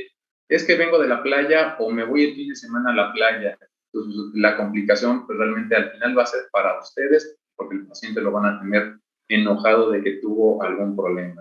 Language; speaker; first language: Spanish; native; Spanish